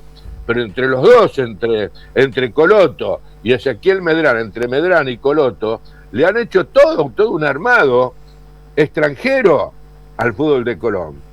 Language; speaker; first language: Spanish; native; Spanish